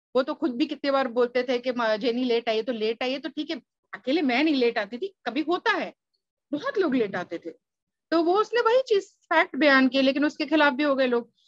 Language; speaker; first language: Hindi; native; Hindi